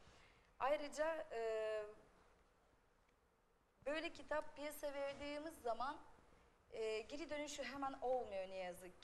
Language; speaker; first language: Turkish; non-native, fluent; Russian